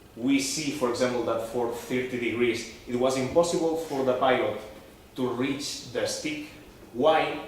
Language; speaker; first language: English; non-native, fluent; Catalan